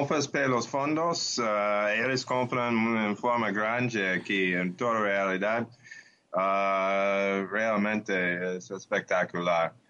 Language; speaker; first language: Portuguese; non-native, learner; Spanish